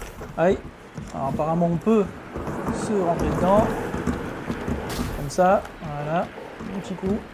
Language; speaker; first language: French; native; French